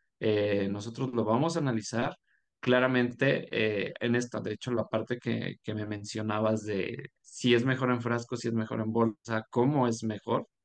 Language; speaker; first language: Spanish; native; Spanish